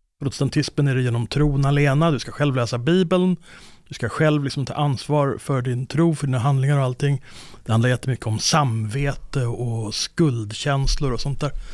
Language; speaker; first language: Swedish; native; Swedish